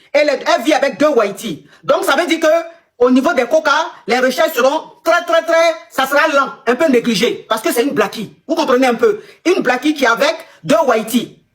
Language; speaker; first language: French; non-native, local second language; Lingala